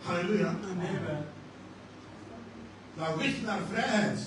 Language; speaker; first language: Dutch; non-native, fluent; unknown